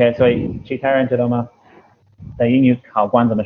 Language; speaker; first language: Chinese; non-native, fluent; English